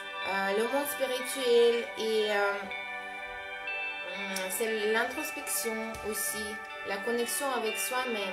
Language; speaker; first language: French; non-native, fluent; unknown